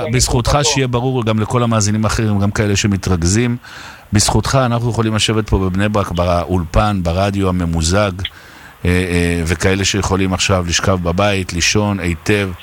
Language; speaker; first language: Hebrew; native; Hebrew